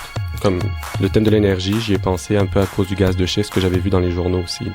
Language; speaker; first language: French; native; French